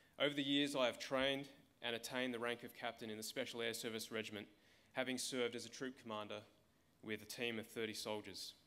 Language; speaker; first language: English; native; English